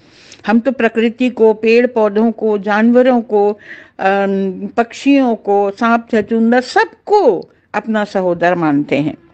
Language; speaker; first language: Hindi; native; Hindi